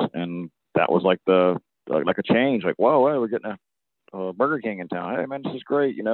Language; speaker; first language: English; native; English